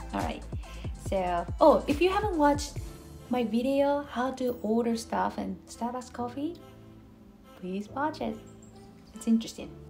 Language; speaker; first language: English; non-native, learner; Japanese